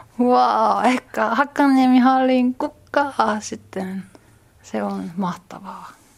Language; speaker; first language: Finnish; non-native, learner; Korean